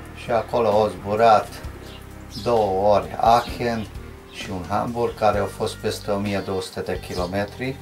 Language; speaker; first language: Romanian; non-native, local second language; Hungarian